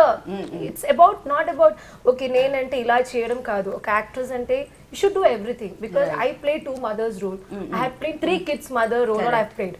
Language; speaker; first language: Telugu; non-native, learner; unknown